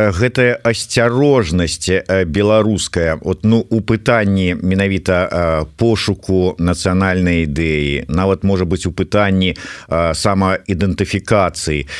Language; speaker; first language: Belarusian; non-native, local second language; Russian